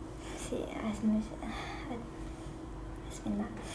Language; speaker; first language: Spanish; non-native, learner; Chinese